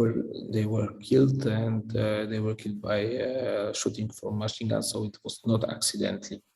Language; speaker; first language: English; non-native, fluent; Polish